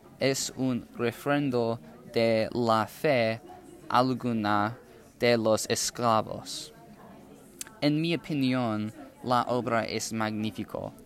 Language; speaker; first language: Spanish; non-native, learner; English